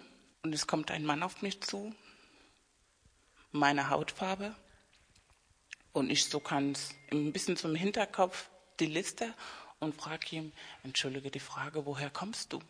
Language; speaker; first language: German; non-native, fluent; Spanish